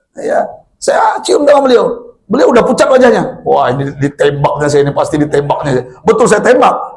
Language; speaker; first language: Indonesian; non-native, local second language; Minangkabau